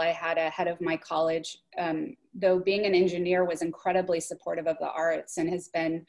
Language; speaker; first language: English; native; English